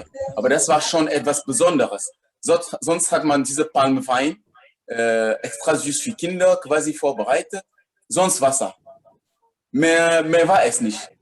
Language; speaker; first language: German; non-native, fluent; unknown